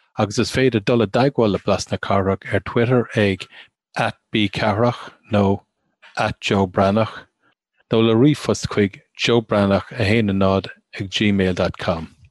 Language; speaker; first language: Irish; non-native, local second language; English